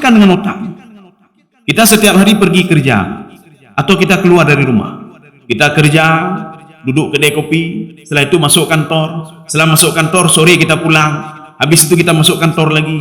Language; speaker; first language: Indonesian; native; Indonesian